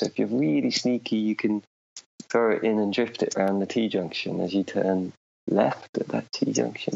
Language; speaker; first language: English; native; English